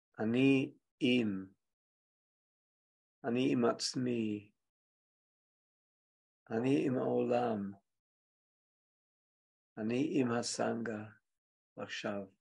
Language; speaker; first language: Hebrew; non-native, fluent; English